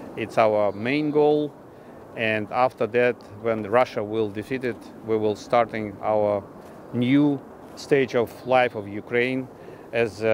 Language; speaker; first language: English; non-native, fluent; Ukrainian